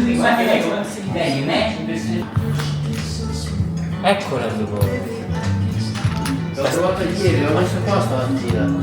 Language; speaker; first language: Italian; native; Italian